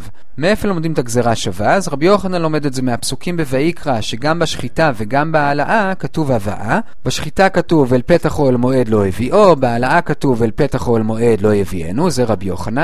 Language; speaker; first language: Hebrew; native; Hebrew